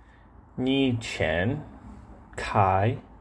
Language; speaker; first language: Chinese; non-native, learner; English